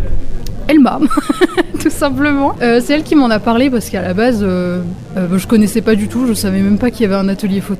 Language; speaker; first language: French; native; French